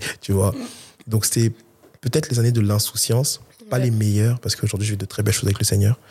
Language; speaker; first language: French; early bilingual, other home language; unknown